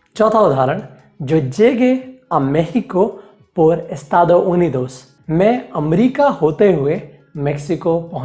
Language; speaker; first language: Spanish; non-native, fluent; Hindi